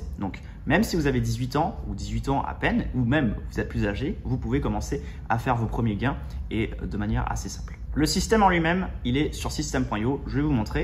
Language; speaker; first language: French; native; French